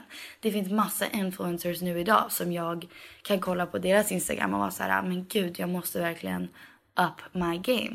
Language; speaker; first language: Swedish; early bilingual, heritage; Swedish